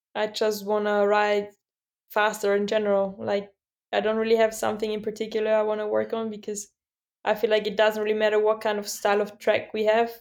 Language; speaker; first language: English; non-native, fluent; German